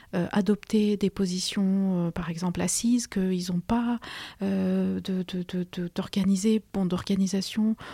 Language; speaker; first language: French; non-native, fluent; Spanish